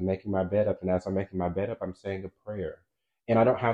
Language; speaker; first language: English; native; English